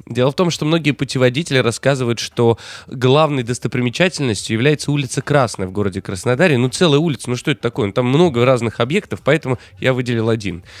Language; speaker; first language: Russian; native; Russian